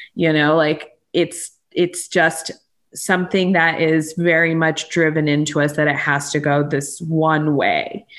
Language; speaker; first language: English; native; English